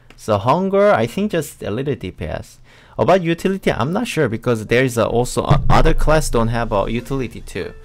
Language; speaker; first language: English; non-native, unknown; Korean